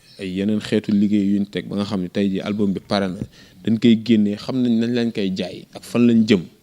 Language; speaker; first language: Wolof; native; Wolof